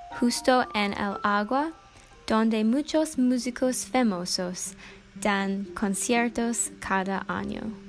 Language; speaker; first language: Spanish; non-native, learner; English